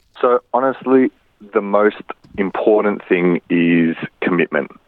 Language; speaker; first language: English; early bilingual, other home language; Macedonian